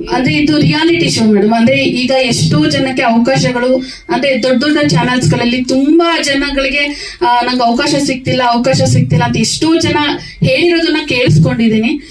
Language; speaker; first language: Kannada; native; Kannada